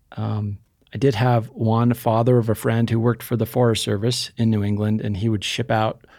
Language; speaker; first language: English; native; English